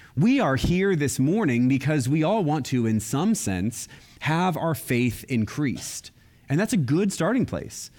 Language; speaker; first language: English; native; English